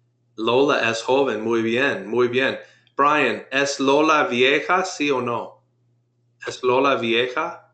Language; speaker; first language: Spanish; non-native, fluent; English